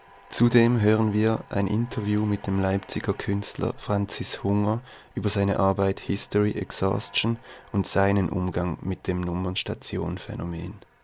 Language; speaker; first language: German; native; German